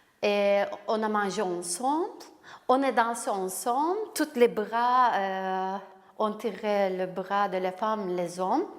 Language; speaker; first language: French; non-native, learner; Kurdish